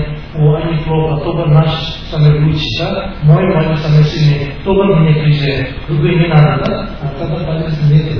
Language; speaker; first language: Russian; non-native, learner; Tibetan